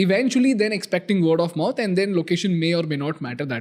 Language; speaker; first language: English; non-native, local second language; Hindi